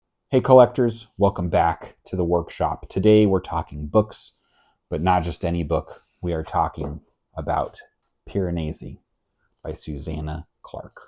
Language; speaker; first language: English; native; English